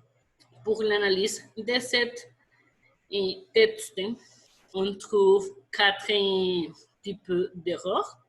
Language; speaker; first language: French; non-native, fluent; Spanish